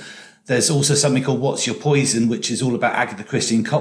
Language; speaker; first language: English; native; English